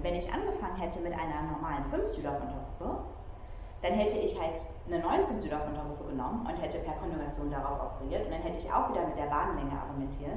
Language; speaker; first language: German; native; German